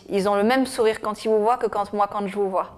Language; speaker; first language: French; native; French